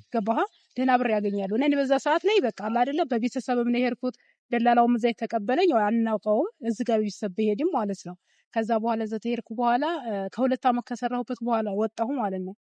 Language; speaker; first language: Amharic; native; Amharic